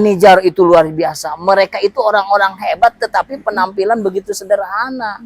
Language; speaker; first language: Indonesian; native; Indonesian